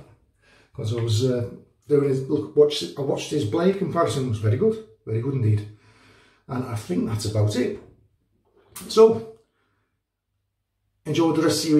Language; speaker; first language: English; native; English